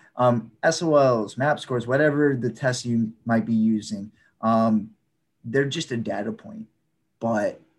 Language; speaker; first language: English; native; English